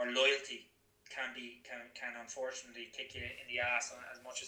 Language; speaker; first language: English; native; English